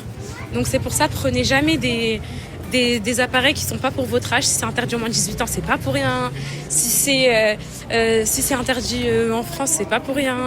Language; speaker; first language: French; native; French